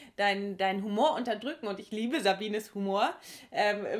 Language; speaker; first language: German; native; German